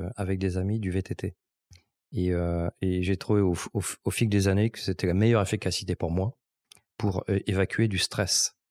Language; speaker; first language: French; native; French